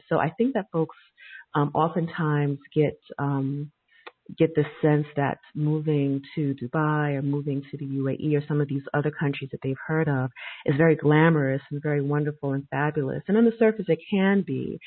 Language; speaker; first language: English; native; English